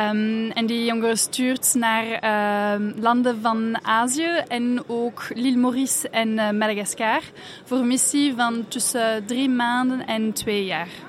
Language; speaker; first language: Dutch; non-native, fluent; French